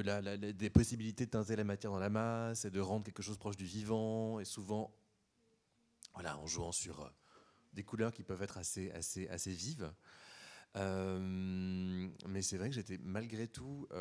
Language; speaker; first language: French; native; French